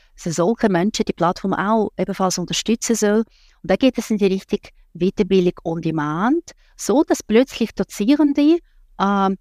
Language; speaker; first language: German; non-native, fluent; Russian